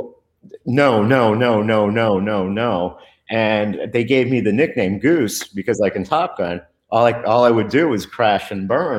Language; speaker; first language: English; early bilingual, other home language; Spanish